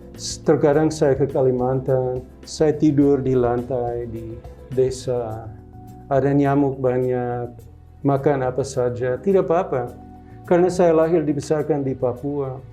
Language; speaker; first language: Indonesian; non-native, local second language; English